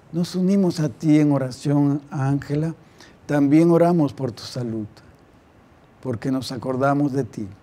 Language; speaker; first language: Spanish; native; Spanish